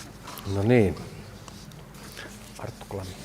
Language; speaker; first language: Finnish; native; Finnish